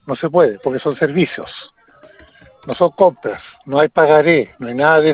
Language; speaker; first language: Spanish; native; Spanish